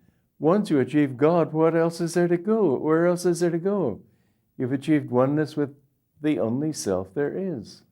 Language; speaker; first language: English; native; English